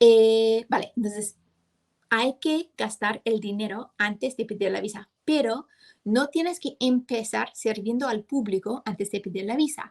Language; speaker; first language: Spanish; non-native, fluent; English